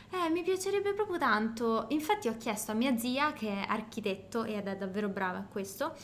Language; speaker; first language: Italian; non-native, fluent; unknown